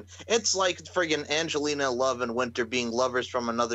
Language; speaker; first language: English; native; English